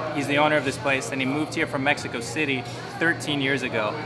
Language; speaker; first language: English; native; English